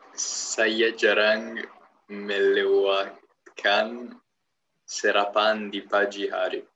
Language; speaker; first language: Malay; non-native, learner; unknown